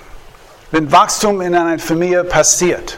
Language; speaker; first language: German; non-native, fluent; English